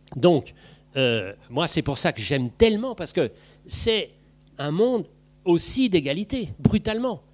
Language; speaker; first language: French; native; French